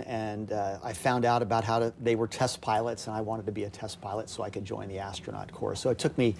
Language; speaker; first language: English; native; English